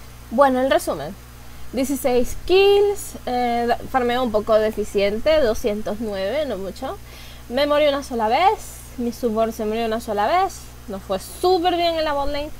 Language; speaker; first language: Spanish; native; Spanish